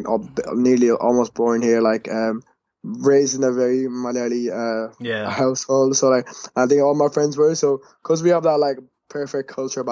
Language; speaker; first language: English; native; English